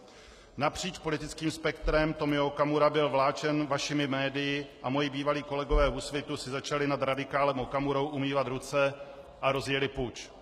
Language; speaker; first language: Czech; native; Czech